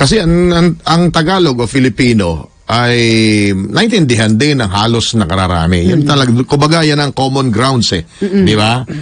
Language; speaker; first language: Filipino; non-native, local second language; Hiligaynon